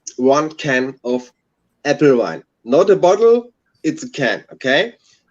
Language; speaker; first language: English; non-native, learner; German